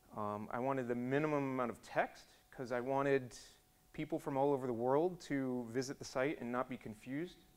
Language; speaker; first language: English; native; English